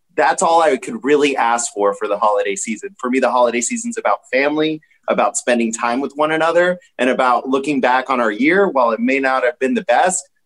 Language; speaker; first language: English; native; English